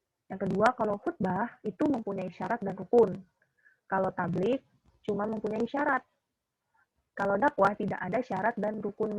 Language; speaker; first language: Indonesian; native; Indonesian